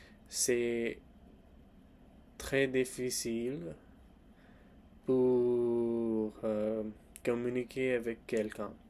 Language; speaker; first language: French; non-native, learner; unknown